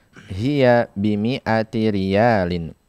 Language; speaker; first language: Arabic; non-native, fluent; Indonesian